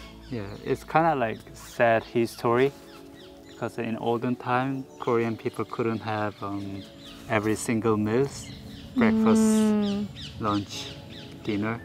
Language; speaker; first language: English; non-native, learner; Korean